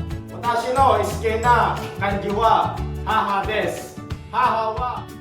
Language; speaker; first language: Japanese; non-native, learner; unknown